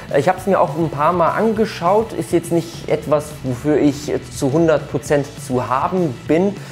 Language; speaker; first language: German; early bilingual, other home language; Polish